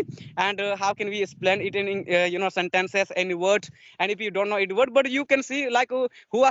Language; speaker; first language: English; non-native, learner; Santali